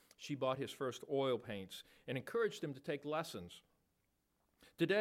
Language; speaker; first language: English; native; English